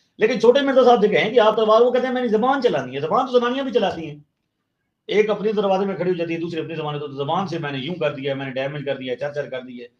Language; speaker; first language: Urdu; non-native, local second language; Punjabi